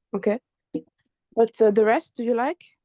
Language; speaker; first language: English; non-native, fluent; French